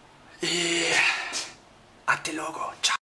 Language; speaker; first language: Portuguese; non-native, fluent; German